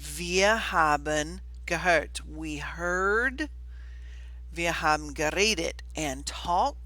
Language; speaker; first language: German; non-native, fluent; English